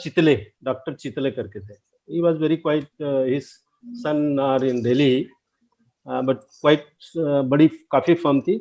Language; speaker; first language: Hindi; native; Hindi